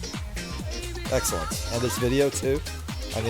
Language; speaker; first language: English; native; English